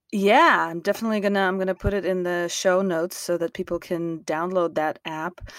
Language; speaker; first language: English; non-native, fluent; Russian